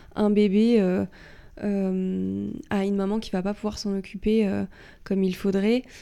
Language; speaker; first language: French; native; French